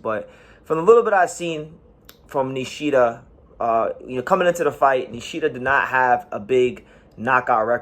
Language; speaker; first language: English; native; English